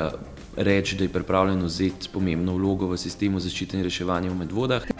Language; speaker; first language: Slovenian; native; Slovenian